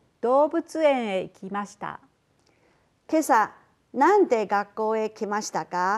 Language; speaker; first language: Japanese; non-native, fluent; Chinese